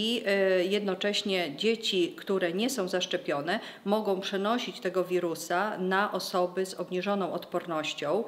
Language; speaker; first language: Polish; native; Polish